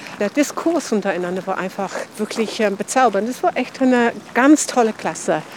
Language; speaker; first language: German; non-native, fluent; English